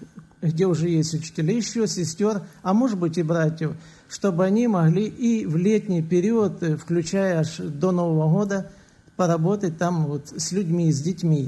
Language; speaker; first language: Russian; native; Russian